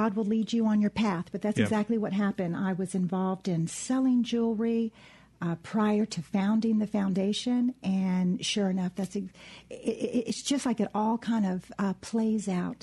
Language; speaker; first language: English; native; English